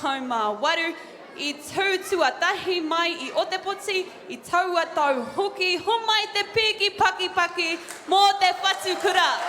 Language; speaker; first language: Māori; non-native, local second language; English